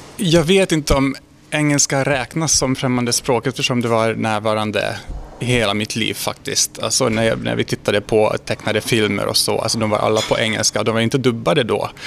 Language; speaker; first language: Swedish; non-native, fluent; Hungarian